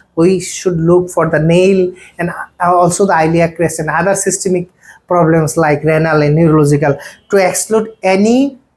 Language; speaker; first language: English; non-native, local second language; Bangla